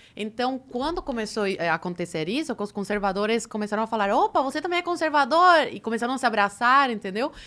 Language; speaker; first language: Portuguese; early bilingual, other home language; Spanish